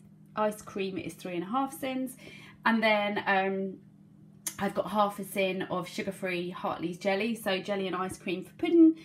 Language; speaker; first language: English; native; English